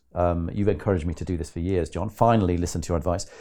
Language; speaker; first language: English; native; English